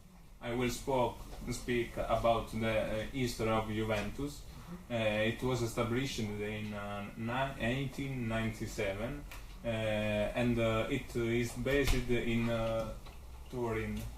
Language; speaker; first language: English; non-native, learner; Italian